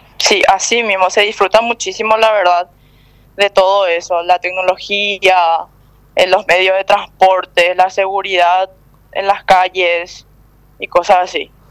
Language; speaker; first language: Spanish; early bilingual, other home language; Korean